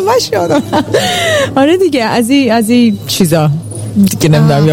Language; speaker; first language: Persian; early bilingual, heritage; Persian